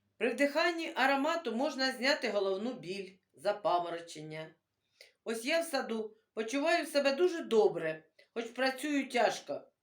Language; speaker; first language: Ukrainian; non-native, local second language; Russian